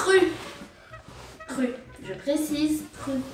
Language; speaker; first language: French; native; French